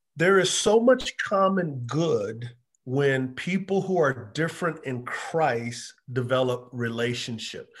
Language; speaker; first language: English; native; English